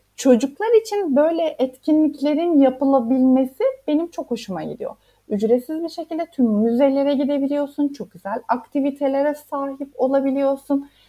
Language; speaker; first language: Turkish; native; Turkish